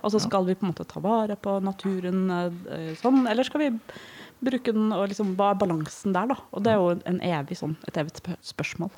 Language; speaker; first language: Norwegian; early bilingual, other home language; Danish